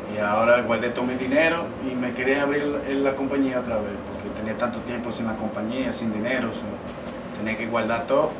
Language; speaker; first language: Spanish; early bilingual, heritage; Spanish